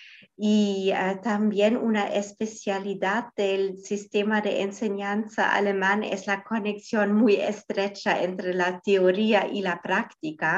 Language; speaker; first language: Spanish; non-native, fluent; German